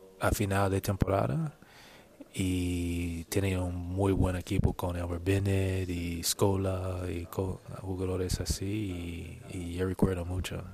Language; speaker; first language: Spanish; non-native, learner; English